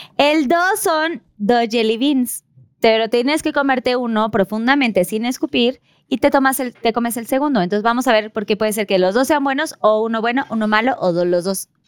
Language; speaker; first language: Spanish; native; Spanish